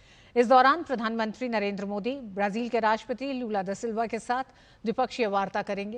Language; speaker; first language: Hindi; native; Hindi